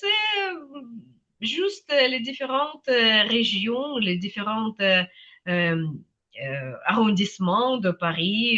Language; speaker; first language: French; non-native, fluent; Ukrainian